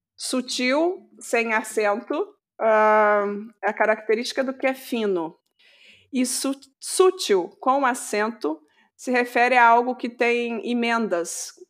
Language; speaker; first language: Portuguese; native; Portuguese